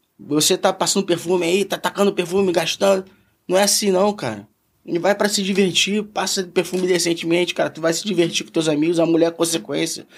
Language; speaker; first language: Portuguese; native; Portuguese